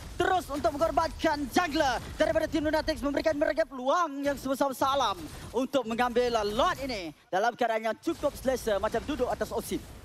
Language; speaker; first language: Malay; native; Malay